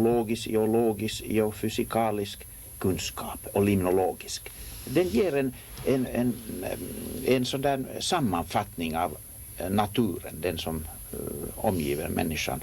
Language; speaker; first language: Swedish; non-native, local second language; Finnish